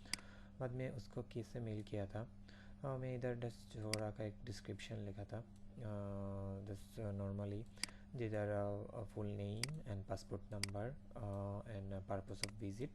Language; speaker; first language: Hindi; non-native, fluent; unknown